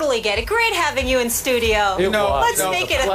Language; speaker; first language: English; native; English